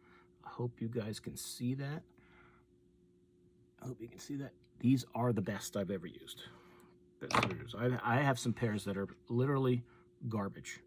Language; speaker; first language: English; native; English